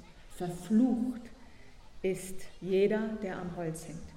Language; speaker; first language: German; native; German